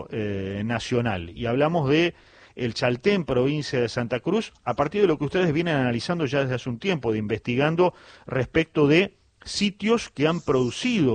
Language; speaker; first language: Spanish; native; Spanish